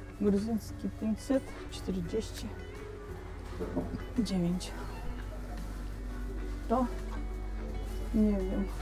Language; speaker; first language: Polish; non-native, learner; Russian